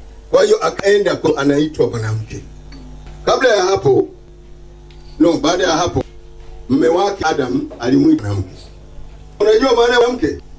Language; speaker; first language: Swahili; native; Swahili